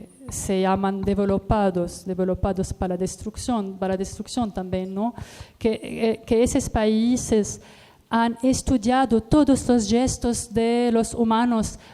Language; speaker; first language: Spanish; non-native, learner; Arabic